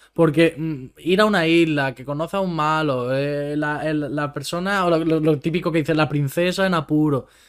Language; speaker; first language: Spanish; native; Spanish